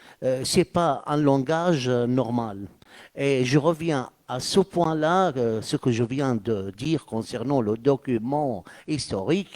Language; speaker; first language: French; non-native, fluent; Arabic